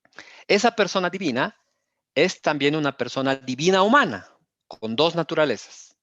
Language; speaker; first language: Spanish; native; Spanish